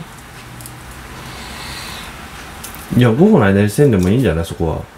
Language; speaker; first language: Japanese; native; Japanese